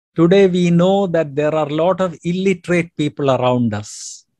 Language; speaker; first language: English; non-native, local second language; Malayalam